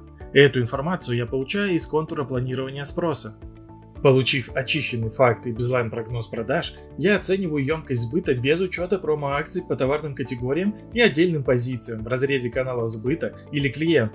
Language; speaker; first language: Russian; native; Russian